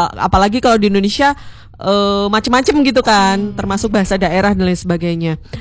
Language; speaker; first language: Indonesian; non-native, local second language; Javanese